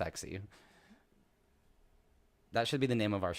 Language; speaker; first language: English; native; English